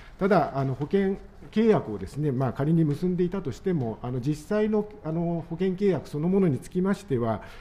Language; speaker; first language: Japanese; native; Japanese